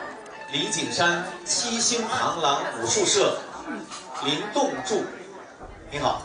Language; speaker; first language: Chinese; native; Chinese